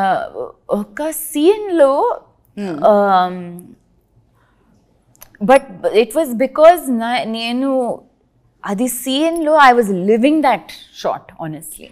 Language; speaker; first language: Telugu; non-native, learner; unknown